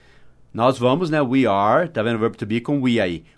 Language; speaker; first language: Portuguese; non-native, fluent; English